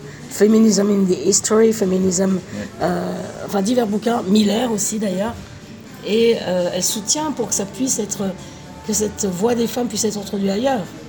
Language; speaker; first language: French; native; French